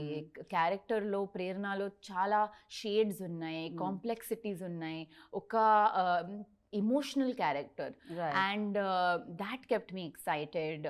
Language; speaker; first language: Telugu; non-native, learner; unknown